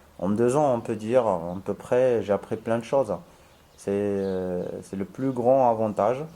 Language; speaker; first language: French; non-native, local second language; Arabic